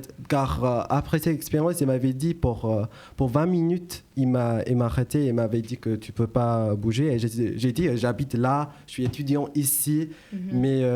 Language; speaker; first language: French; non-native, learner; English